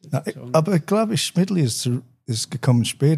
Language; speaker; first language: German; non-native, learner; English